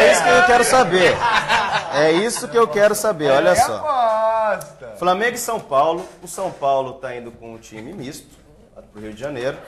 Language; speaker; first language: Portuguese; native; Portuguese